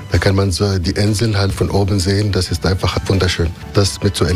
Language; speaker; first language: German; non-native, fluent; Arabic